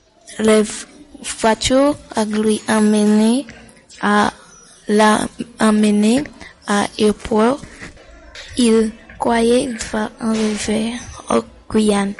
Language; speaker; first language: French; non-native, learner; English